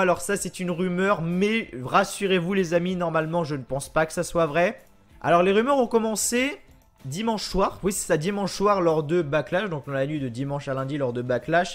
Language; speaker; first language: French; native; French